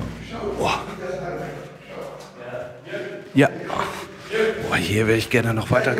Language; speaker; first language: German; native; German